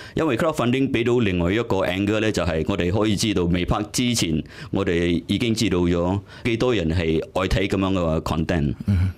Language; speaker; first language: Cantonese; native; Cantonese